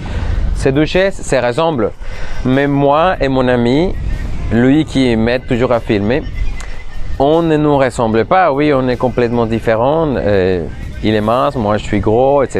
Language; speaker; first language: French; non-native, fluent; Spanish